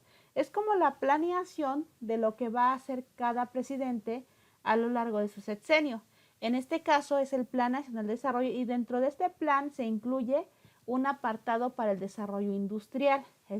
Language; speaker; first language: Spanish; native; Spanish